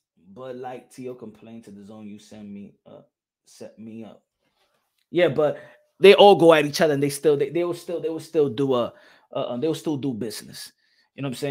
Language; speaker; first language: English; early bilingual, other home language; Spanish